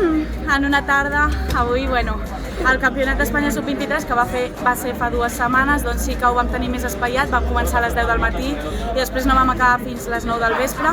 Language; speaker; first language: Catalan; native; Catalan